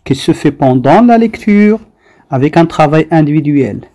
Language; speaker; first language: French; non-native, local second language; Arabic